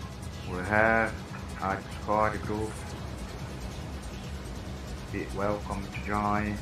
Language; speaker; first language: English; non-native, learner; Portuguese